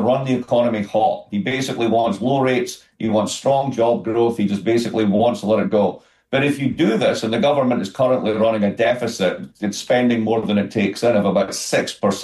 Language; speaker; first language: English; native; English